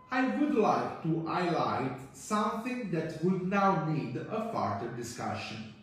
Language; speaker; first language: English; non-native, fluent; Italian